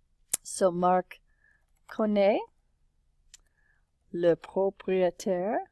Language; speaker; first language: French; non-native, fluent; English